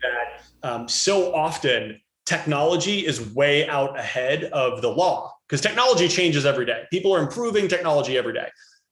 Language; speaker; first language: English; native; English